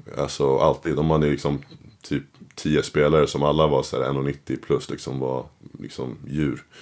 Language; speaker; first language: Swedish; native; Swedish